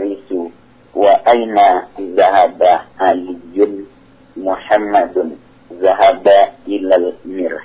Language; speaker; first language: Arabic; non-native, learner; Indonesian